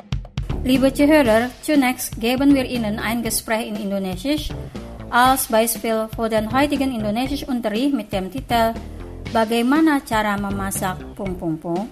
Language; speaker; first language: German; non-native, fluent; Indonesian